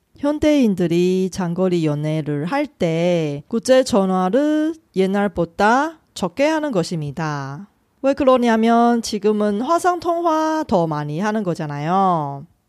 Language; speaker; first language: Korean; non-native, fluent; Chinese